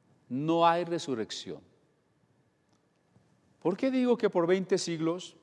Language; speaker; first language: Spanish; native; Spanish